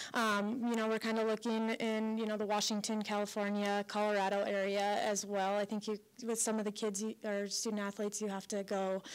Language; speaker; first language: English; native; English